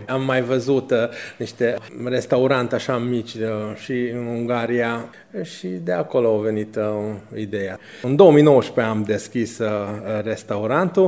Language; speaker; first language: Romanian; non-native, local second language; Hungarian